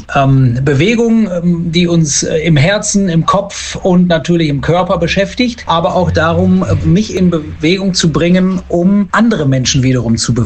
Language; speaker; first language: German; native; German